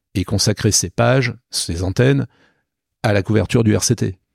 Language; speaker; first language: French; native; French